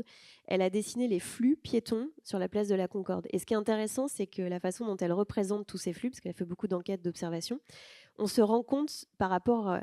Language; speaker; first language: French; native; French